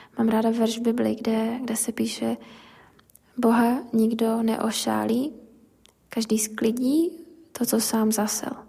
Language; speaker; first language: Czech; native; Czech